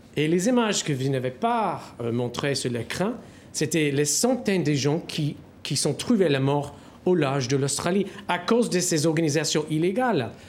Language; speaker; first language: French; non-native, fluent; English